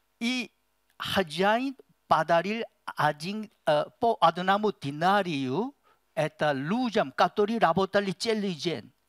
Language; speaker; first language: Russian; non-native, learner; Korean